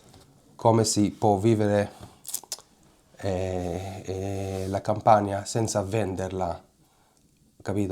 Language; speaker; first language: Italian; non-native, fluent; Hebrew